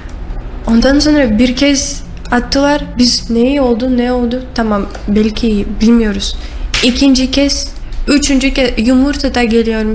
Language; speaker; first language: Turkish; non-native, learner; Russian